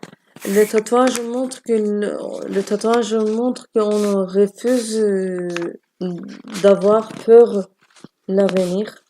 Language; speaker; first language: French; non-native, learner; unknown